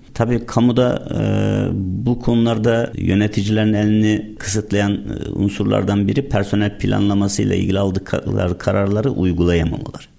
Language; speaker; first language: Turkish; native; Turkish